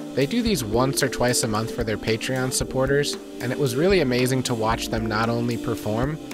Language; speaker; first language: English; native; English